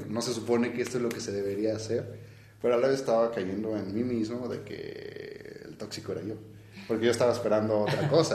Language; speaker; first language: Spanish; native; Spanish